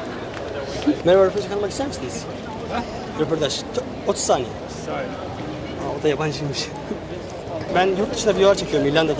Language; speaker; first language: Turkish; native; Turkish